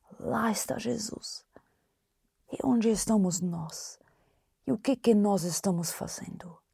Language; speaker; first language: Portuguese; non-native, fluent; German